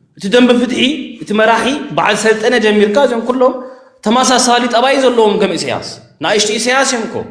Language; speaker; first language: Tigrinya; early bilingual, heritage; Tigrinya